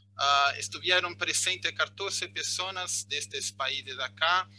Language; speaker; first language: Spanish; non-native, fluent; Portuguese